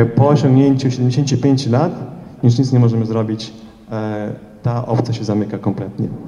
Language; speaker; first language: Polish; early bilingual, heritage; Polish